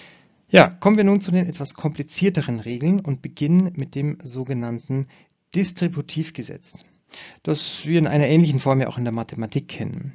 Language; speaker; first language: German; native; German